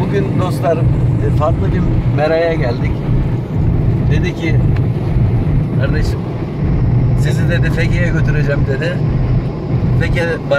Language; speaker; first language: Turkish; native; Turkish